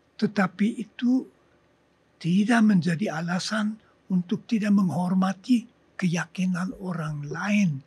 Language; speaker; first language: Indonesian; non-native, fluent; German